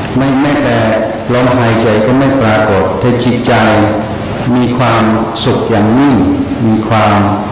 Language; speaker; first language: Thai; non-native, fluent; English